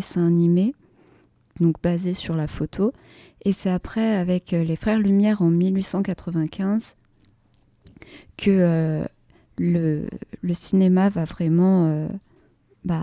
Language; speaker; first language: French; native; French